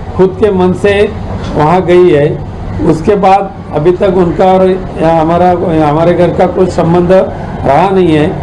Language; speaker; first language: Hindi; non-native, local second language; Marathi